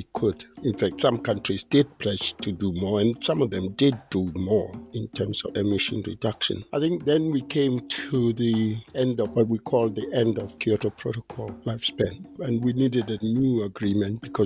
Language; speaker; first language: English; non-native, local second language; Tswana